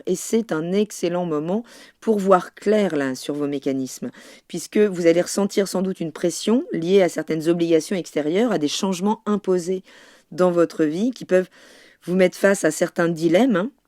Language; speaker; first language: French; native; French